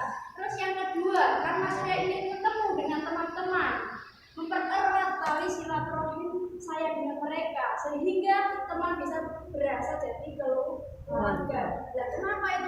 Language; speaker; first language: Indonesian; non-native, local second language; Javanese